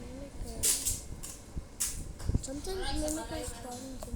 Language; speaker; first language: English; non-native, local second language; Filipino